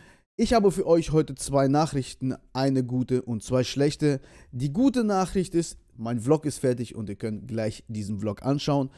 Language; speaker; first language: German; early bilingual, other home language; Russian